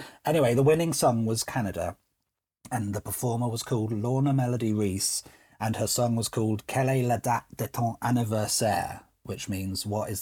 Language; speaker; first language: English; native; English